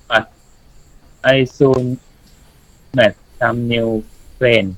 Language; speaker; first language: English; non-native, learner; Thai